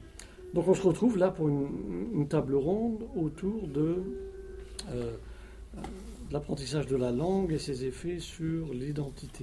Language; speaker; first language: French; native; French